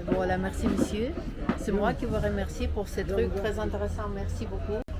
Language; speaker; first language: French; non-native, fluent; Russian